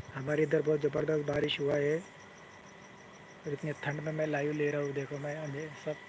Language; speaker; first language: Hindi; non-native, local second language; Marathi